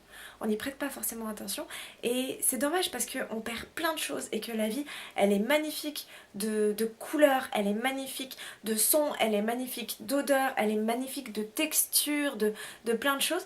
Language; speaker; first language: French; native; French